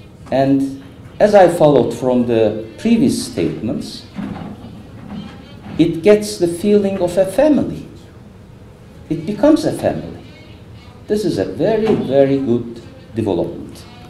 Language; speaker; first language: English; non-native, fluent; Turkish